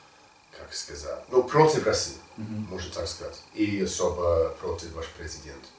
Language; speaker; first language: Russian; non-native, learner; English